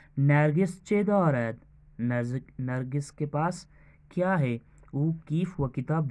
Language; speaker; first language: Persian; non-native, fluent; Urdu